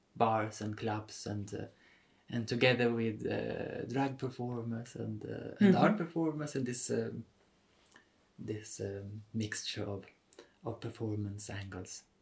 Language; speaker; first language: English; non-native, fluent; Swedish